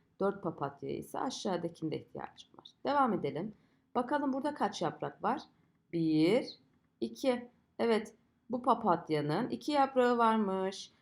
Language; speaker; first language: Turkish; native; Turkish